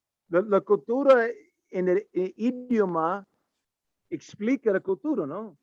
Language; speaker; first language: Spanish; non-native, learner; English